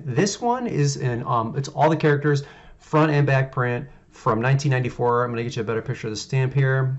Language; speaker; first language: English; native; English